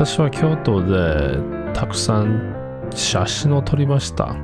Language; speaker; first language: Japanese; non-native, learner; English